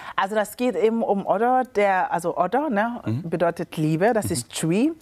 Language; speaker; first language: German; early bilingual, other home language; Akan